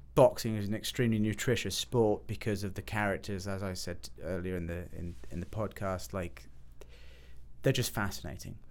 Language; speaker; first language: English; native; English